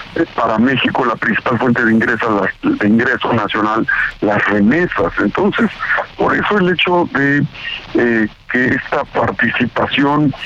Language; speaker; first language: Spanish; native; Spanish